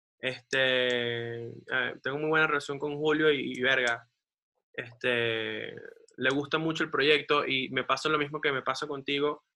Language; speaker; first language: Spanish; native; Spanish